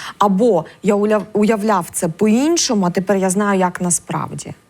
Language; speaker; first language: Ukrainian; native; Ukrainian